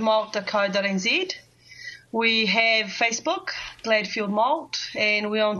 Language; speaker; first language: English; non-native, fluent; Portuguese